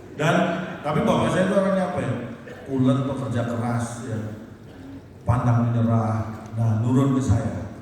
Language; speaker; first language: Indonesian; native; Indonesian